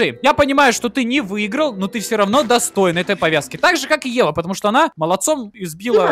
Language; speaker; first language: Russian; native; Russian